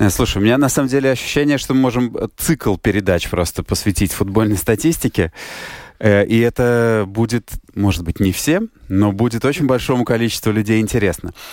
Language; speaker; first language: Russian; native; Russian